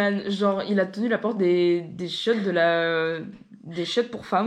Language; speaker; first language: French; native; French